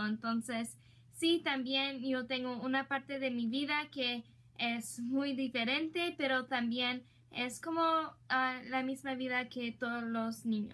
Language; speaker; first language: Spanish; non-native, learner; English